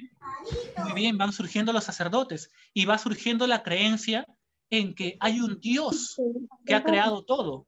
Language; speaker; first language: Spanish; native; Spanish